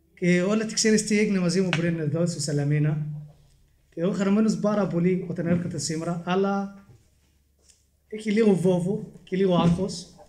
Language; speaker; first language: Greek; non-native, learner; Arabic